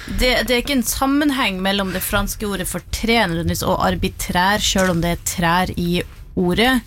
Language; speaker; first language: Norwegian; native; Norwegian